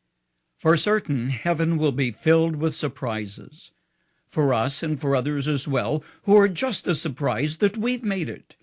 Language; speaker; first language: English; native; English